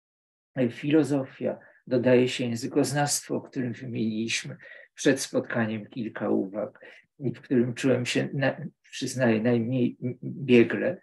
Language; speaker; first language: Polish; native; Polish